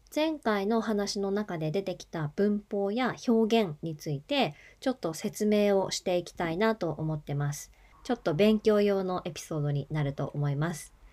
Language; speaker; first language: Japanese; native; Japanese